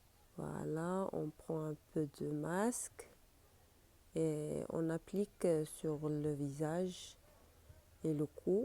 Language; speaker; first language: French; non-native, learner; Arabic